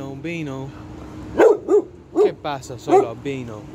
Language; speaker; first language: Spanish; non-native, learner; English